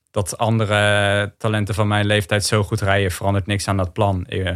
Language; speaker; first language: Dutch; native; Dutch